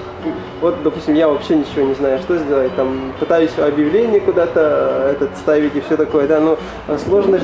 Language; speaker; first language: Russian; native; Russian